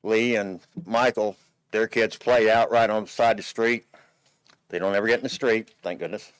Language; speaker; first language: English; native; English